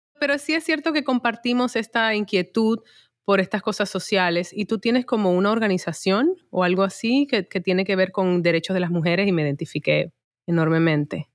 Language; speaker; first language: Spanish; native; Spanish